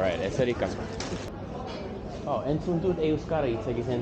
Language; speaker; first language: Basque; non-native, learner; English